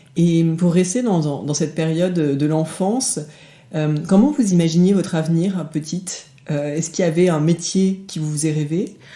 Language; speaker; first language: French; native; French